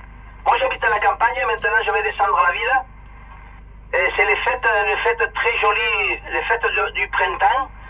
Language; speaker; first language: French; early bilingual, other home language; Spanish